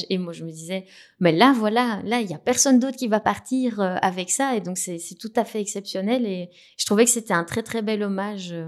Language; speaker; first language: French; native; French